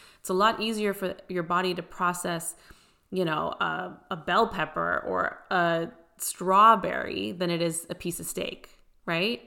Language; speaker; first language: English; early bilingual, other home language; Persian